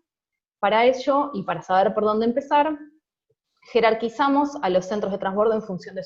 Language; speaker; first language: Spanish; native; Spanish